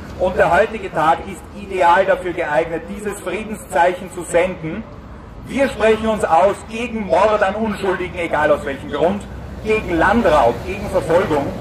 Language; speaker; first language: German; native; German